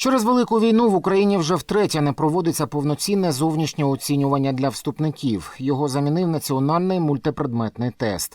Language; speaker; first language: Ukrainian; native; Ukrainian